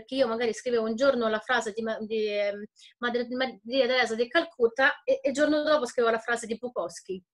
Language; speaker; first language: Italian; non-native, fluent; Ukrainian